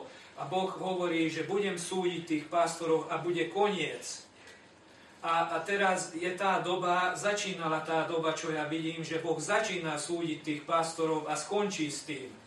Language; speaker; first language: Slovak; non-native, learner; Hungarian